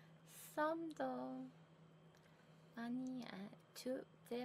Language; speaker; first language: Korean; non-native, learner; Swedish